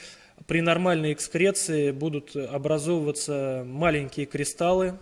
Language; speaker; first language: Russian; native; Russian